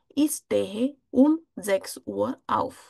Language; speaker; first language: German; non-native, fluent; Marathi